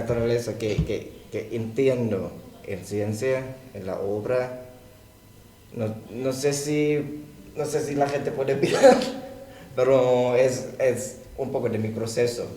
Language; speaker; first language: Spanish; non-native, learner; Thai